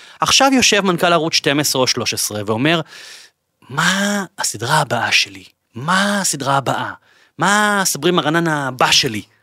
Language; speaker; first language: Hebrew; native; Hebrew